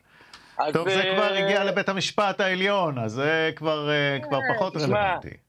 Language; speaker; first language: Hebrew; native; Hebrew